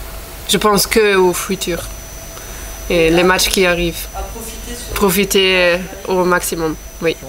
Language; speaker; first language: French; non-native, fluent; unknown